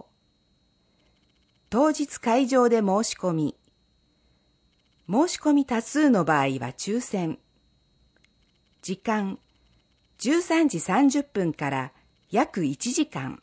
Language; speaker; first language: Japanese; native; Japanese